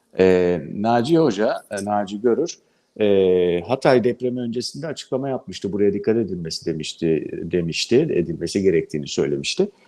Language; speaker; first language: Turkish; native; Turkish